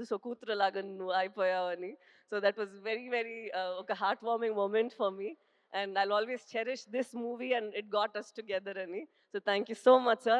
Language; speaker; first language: Telugu; non-native, fluent; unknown